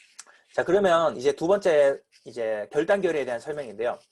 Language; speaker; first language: Korean; native; Korean